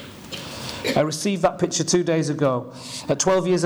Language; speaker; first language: English; native; English